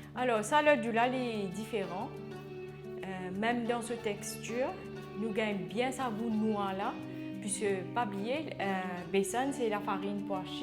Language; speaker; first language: French; non-native, local second language; Morisyen